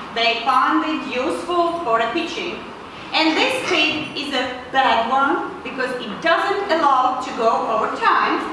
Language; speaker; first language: English; non-native, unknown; Latvian